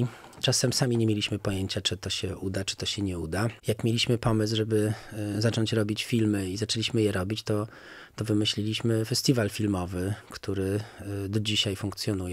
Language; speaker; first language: Polish; native; Polish